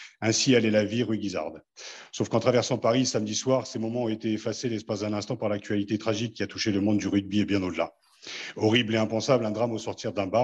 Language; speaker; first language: French; native; French